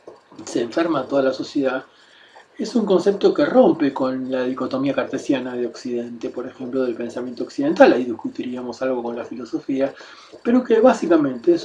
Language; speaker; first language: Spanish; native; Spanish